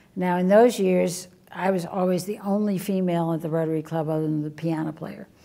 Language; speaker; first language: English; native; English